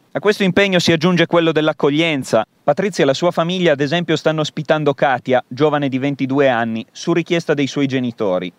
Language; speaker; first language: Italian; native; Italian